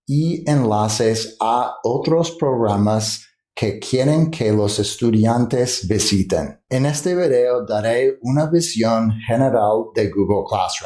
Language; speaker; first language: Spanish; non-native, fluent; English